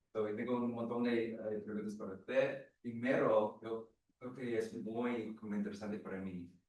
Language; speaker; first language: Spanish; non-native, learner; English